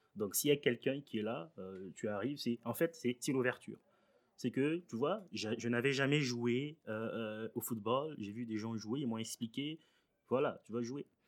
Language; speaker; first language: French; early bilingual, other home language; Swahili